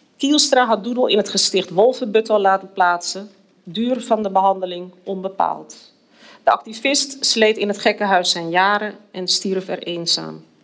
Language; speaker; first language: Dutch; native; Dutch